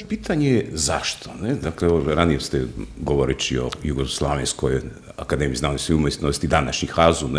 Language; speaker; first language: Croatian; native; Croatian